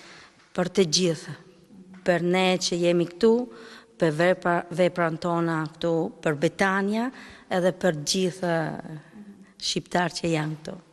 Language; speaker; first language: Albanian; non-native, learner; Italian